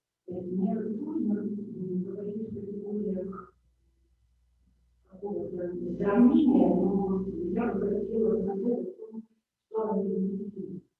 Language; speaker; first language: Russian; native; Russian